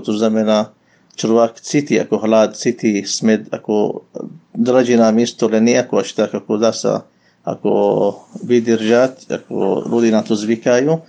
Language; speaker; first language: Slovak; non-native, learner; Arabic